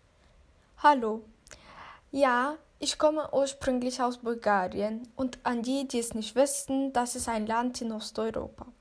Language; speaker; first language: German; non-native, fluent; Turkish